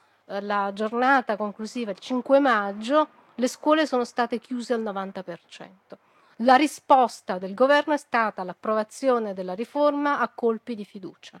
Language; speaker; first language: Italian; native; Italian